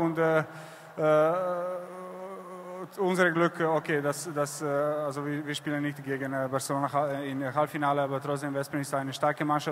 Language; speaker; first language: German; non-native, learner; Serbian